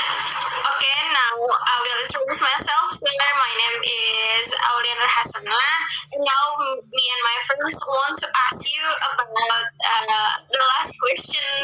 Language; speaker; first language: English; non-native, learner; Indonesian